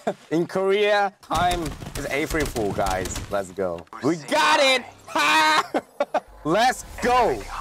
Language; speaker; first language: English; non-native, learner; Korean